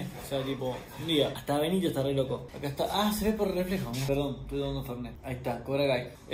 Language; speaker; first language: Spanish; native; Spanish